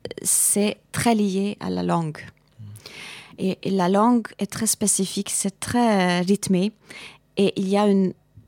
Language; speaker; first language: French; non-native, fluent; Hungarian